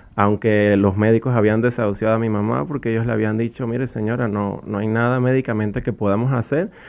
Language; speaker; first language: Spanish; native; Spanish